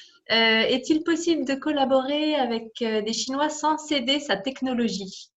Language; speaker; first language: French; native; French